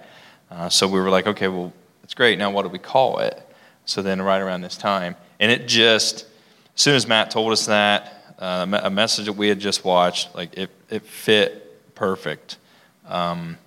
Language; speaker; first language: English; native; English